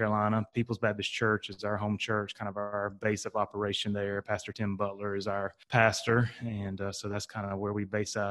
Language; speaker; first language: English; native; English